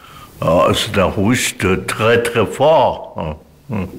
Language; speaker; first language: French; non-native, fluent; Chinese